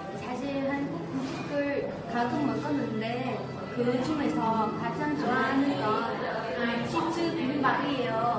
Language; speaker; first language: Korean; non-native, learner; Vietnamese